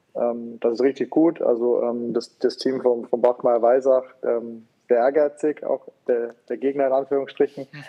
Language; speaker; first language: German; native; German